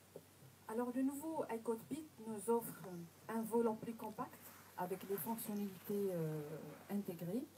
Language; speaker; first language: French; non-native, local second language; Arabic